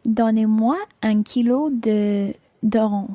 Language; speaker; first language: French; non-native, learner; English